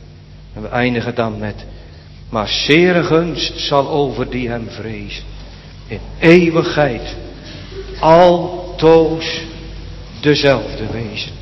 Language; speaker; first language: Dutch; native; Dutch